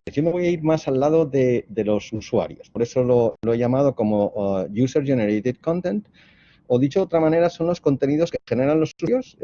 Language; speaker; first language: Spanish; native; Spanish